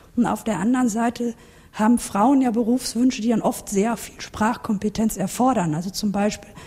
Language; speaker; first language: German; non-native, fluent; Turkish